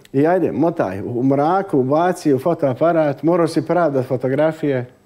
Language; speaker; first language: Croatian; native; Croatian